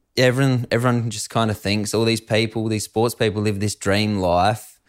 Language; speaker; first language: English; native; English